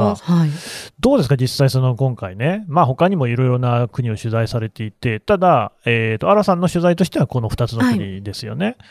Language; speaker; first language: Japanese; native; Japanese